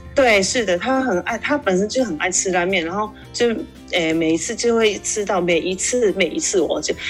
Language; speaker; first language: Chinese; non-native, fluent; Japanese